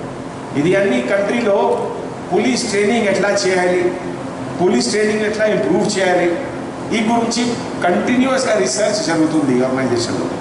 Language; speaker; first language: Telugu; non-native, fluent; Hindi